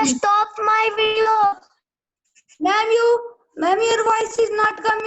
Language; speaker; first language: English; non-native, learner; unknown